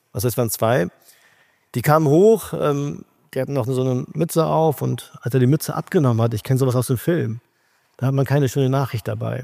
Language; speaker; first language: German; early bilingual, other home language; Urdu